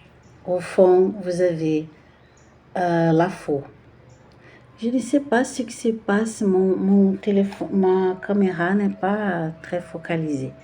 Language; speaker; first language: French; non-native, fluent; Portuguese